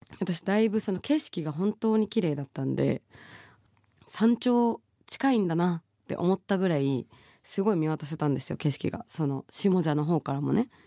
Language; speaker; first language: Japanese; early bilingual, other home language; Bangla